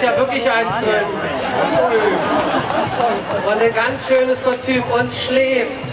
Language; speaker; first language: German; native; German